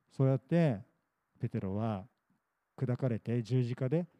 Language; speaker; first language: Japanese; native; Japanese